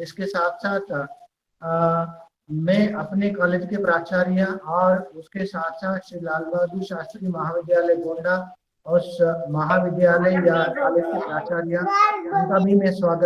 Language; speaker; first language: Hindi; non-native, local second language; Kannada